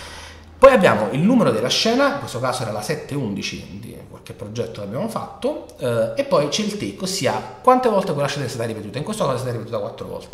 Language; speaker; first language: Italian; native; Italian